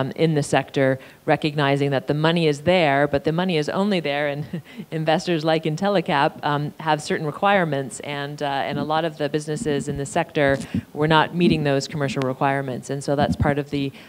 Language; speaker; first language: English; native; English